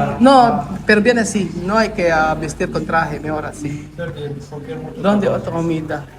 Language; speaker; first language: Spanish; non-native, learner; Filipino